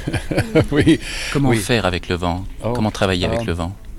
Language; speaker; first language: French; native; French